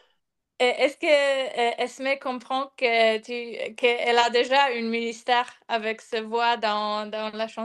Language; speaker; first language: French; non-native, fluent; Polish